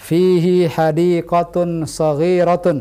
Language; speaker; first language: Arabic; non-native, fluent; Indonesian